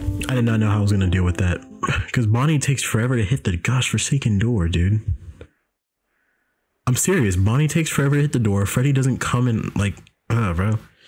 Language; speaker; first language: English; native; English